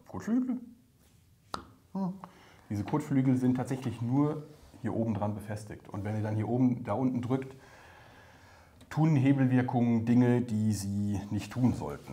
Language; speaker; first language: German; native; German